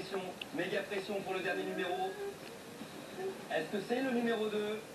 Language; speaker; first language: French; native; French